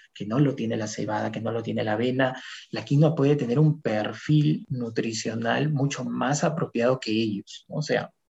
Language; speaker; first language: Spanish; native; Spanish